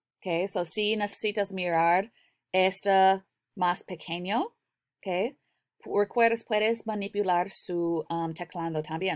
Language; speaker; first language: Spanish; non-native, learner; English